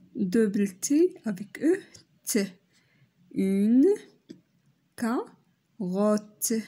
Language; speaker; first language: French; non-native, local second language; Arabic